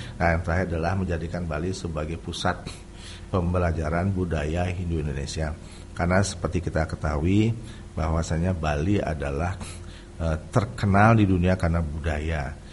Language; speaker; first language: Indonesian; non-native, local second language; Balinese